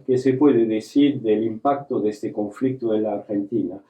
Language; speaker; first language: Spanish; non-native, fluent; French